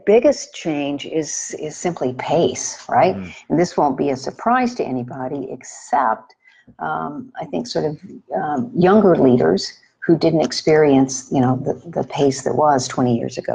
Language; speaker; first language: English; native; English